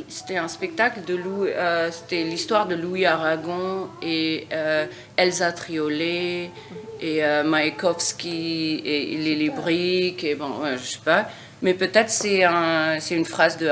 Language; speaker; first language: French; non-native, fluent; Russian